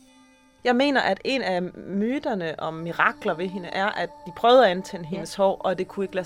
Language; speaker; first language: Danish; native; Danish